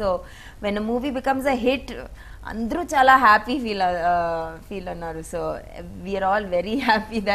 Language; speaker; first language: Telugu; non-native, learner; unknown